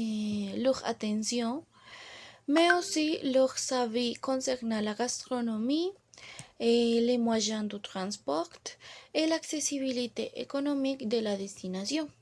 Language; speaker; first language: French; non-native, learner; Spanish